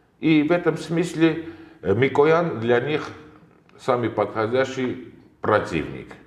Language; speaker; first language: Russian; non-native, local second language; Armenian